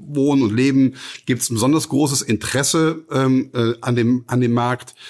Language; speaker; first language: German; native; German